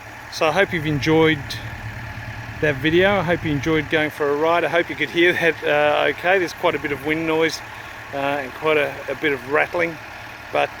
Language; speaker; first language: English; native; English